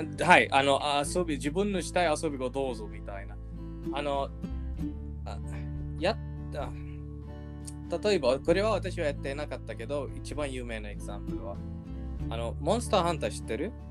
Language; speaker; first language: Japanese; non-native, learner; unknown